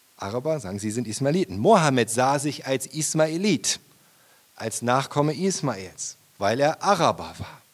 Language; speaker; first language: German; native; German